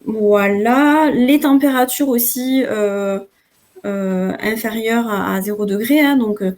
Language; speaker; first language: French; native; French